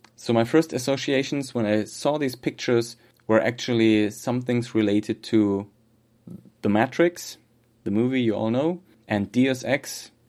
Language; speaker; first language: English; non-native, fluent; German